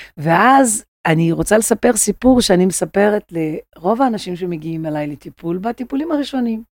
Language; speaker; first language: Hebrew; non-native, fluent; Portuguese